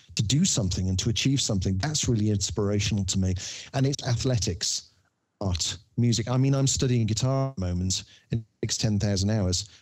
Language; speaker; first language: English; native; English